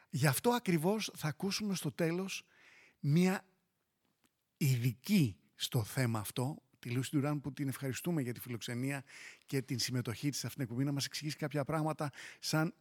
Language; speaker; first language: Greek; native; Greek